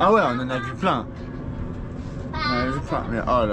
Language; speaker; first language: French; native; French